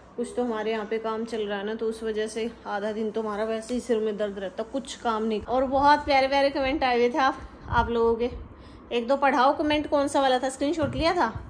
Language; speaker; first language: Hindi; native; Hindi